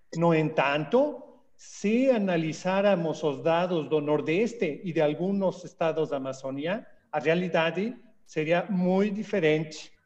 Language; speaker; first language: Portuguese; non-native, learner; Spanish